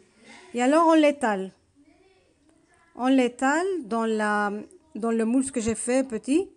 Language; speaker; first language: French; non-native, learner; Arabic